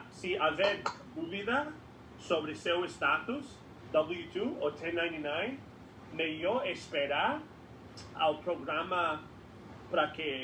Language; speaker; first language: Portuguese; non-native, fluent; English